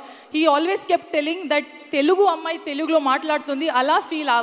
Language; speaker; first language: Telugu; non-native, learner; Kannada